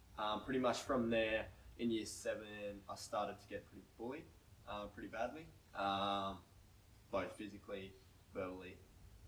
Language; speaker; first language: English; native; English